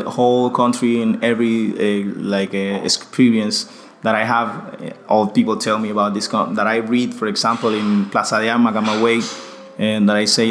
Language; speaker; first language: English; non-native, fluent; Spanish